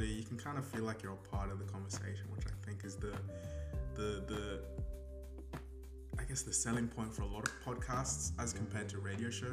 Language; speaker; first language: English; native; English